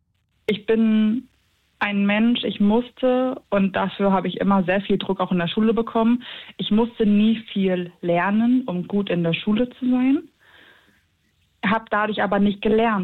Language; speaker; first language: German; native; German